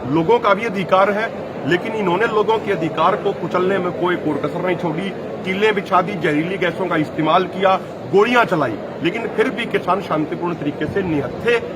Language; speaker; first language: Hindi; native; Hindi